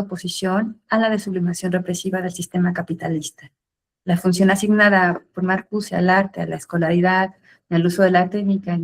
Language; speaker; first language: Spanish; native; Spanish